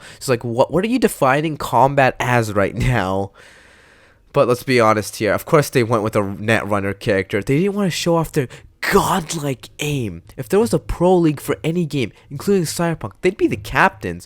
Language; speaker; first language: English; native; English